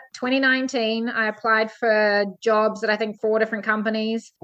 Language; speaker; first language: English; native; English